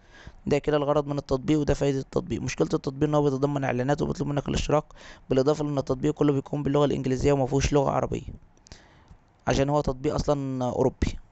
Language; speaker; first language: Arabic; native; Arabic